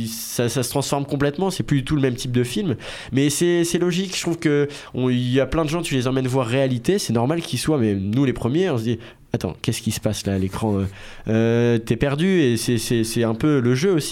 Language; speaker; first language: French; native; French